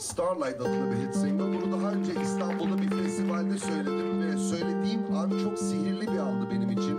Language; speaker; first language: Turkish; native; Turkish